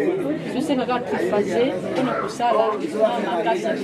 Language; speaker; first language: French; non-native, local second language; Lingala